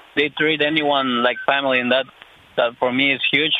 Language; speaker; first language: English; non-native, fluent; Spanish